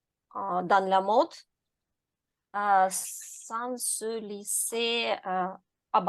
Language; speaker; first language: French; non-native, learner; Ukrainian